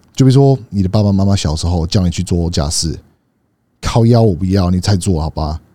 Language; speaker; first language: Chinese; early bilingual, heritage; Chinese